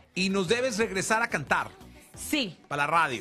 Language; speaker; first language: Spanish; native; Spanish